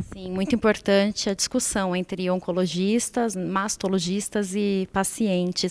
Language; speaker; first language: Portuguese; native; Portuguese